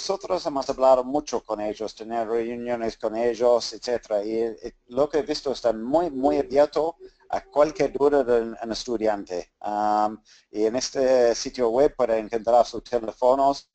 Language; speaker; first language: Spanish; non-native, fluent; English